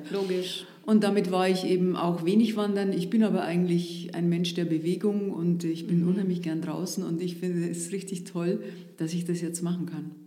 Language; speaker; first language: German; native; German